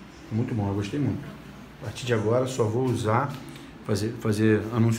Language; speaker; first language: Portuguese; native; Portuguese